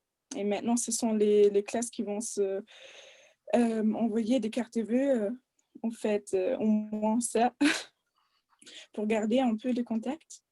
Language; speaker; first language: French; non-native, fluent; German